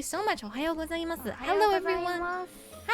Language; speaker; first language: Japanese; non-native, learner; English